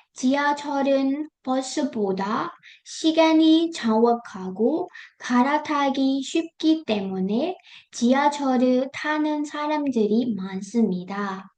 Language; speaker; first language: Korean; non-native, fluent; Burmese